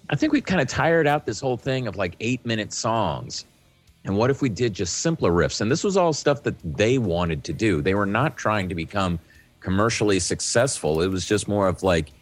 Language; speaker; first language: English; native; English